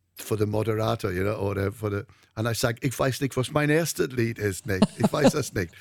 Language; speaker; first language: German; non-native, learner; English